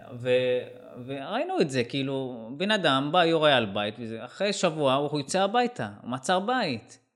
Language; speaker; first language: Hebrew; non-native, local second language; Arabic